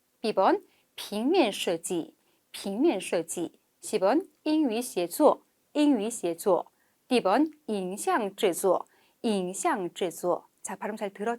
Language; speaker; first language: Chinese; non-native, fluent; Korean